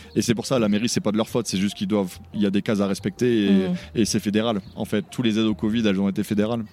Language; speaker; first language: French; native; French